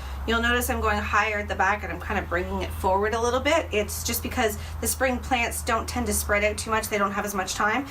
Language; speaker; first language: English; native; English